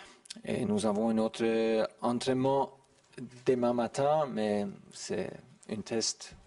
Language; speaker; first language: French; non-native, learner; German